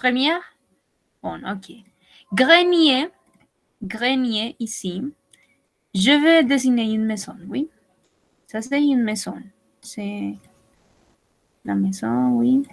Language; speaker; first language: French; non-native, learner; Spanish